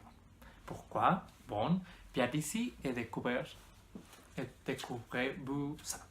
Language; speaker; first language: French; non-native, learner; Spanish